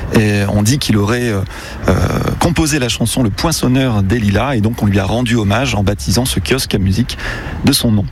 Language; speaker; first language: French; native; French